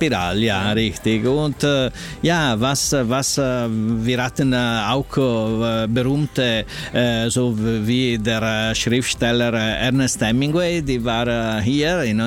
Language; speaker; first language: German; non-native, learner; Italian